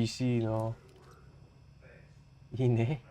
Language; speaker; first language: Japanese; non-native, learner; English